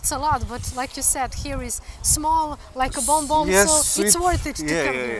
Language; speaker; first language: English; non-native, fluent; Slovenian